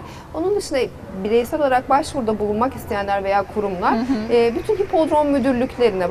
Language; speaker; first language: Turkish; native; Turkish